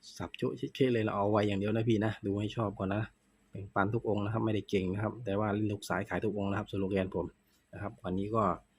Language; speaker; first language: Thai; non-native, local second language; Northeastern Thai